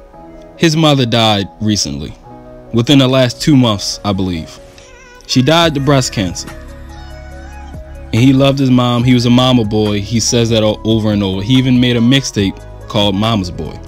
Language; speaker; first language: English; native; English